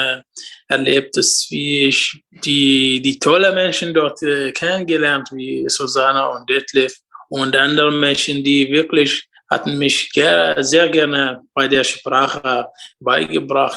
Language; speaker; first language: German; non-native, learner; Arabic